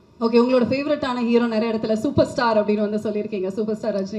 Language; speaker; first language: Tamil; native; Tamil